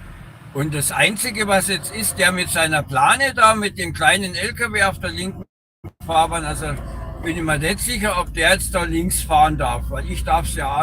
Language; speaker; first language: German; native; German